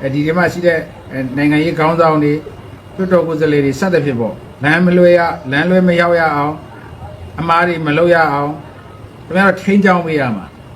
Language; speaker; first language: Burmese; native; Burmese